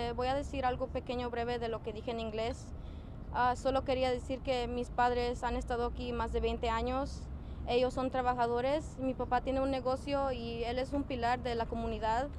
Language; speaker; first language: Spanish; early bilingual, heritage; Spanish